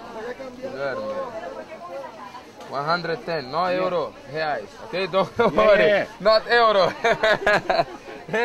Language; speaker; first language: English; non-native, learner; Portuguese